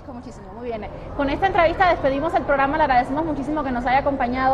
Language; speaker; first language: Spanish; native; Spanish